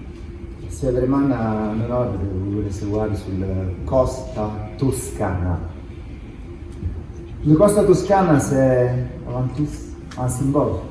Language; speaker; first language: French; non-native, fluent; Italian